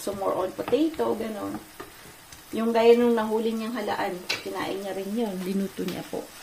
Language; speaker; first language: Filipino; native; Filipino